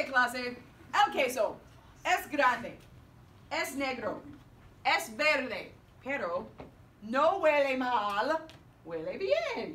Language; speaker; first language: Spanish; non-native, fluent; English